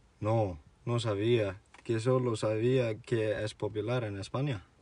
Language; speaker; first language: Spanish; non-native, learner; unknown